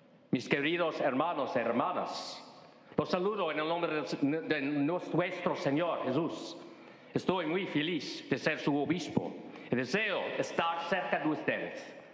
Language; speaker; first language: Spanish; non-native, learner; English